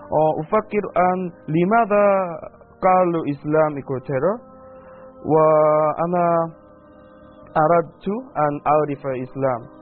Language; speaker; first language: Arabic; non-native, learner; Korean